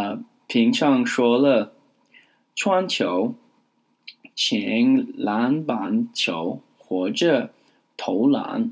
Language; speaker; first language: Chinese; non-native, learner; English